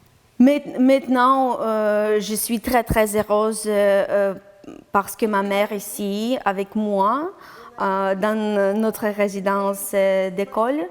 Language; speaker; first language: French; non-native, learner; Ukrainian